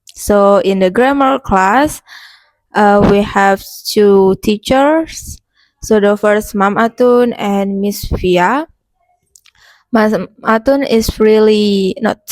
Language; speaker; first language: English; non-native, learner; Indonesian